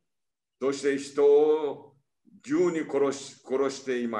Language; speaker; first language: Japanese; early bilingual, heritage; Portuguese